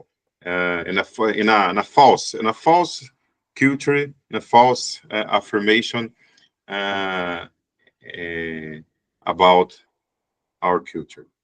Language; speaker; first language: English; non-native, learner; Portuguese